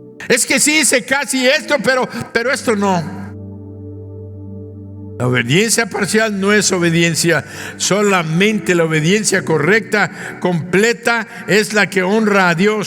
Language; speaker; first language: Spanish; native; Spanish